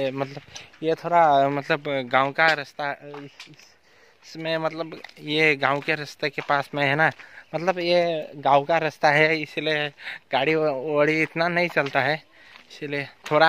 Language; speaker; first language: Hindi; non-native, local second language; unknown